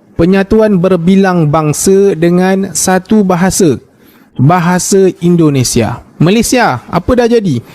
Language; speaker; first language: Malay; native; Malay